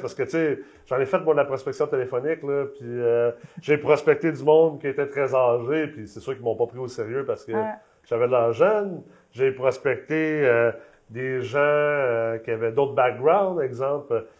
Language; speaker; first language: French; native; French